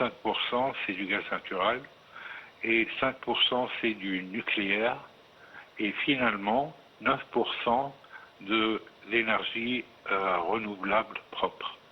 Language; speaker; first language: French; non-native, fluent; Arabic